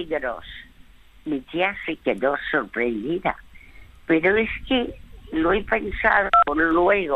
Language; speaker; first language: Spanish; early bilingual, other home language; French